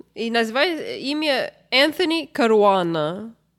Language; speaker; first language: Russian; non-native, learner; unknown